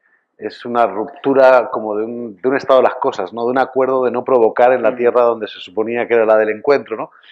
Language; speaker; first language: Spanish; native; Spanish